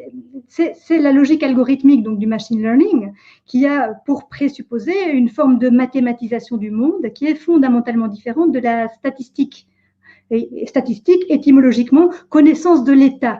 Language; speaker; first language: French; native; French